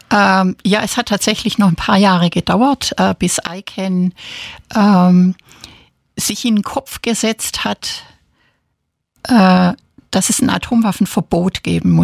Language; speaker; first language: German; native; German